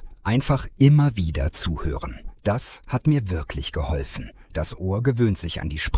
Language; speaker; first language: German; non-native, fluent; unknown